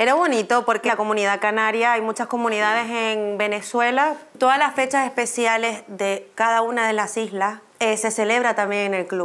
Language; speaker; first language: Spanish; native; Spanish